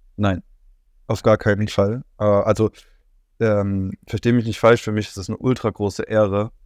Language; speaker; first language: German; native; German